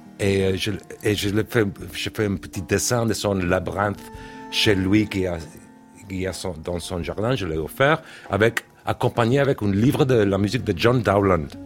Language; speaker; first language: French; non-native, learner; English